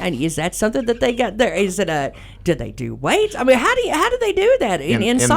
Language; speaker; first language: English; native; English